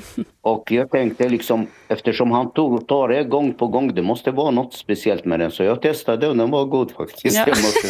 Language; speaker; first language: Swedish; non-native, fluent; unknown